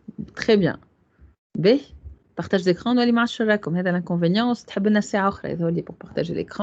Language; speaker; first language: French; non-native, local second language; Arabic